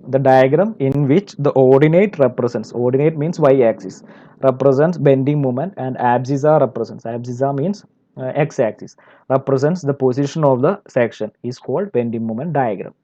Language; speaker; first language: English; non-native, local second language; Malayalam